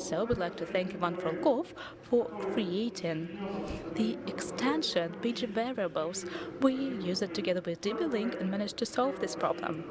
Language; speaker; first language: English; non-native, fluent; Russian